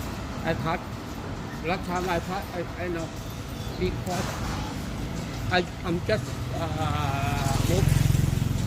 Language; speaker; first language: English; non-native, learner; Thai